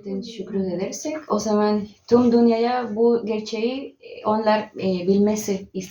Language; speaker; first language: Turkish; non-native, learner; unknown